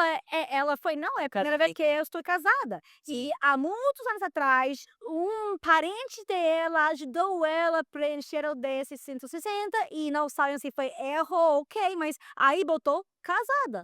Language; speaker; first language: Portuguese; non-native, fluent; Spanish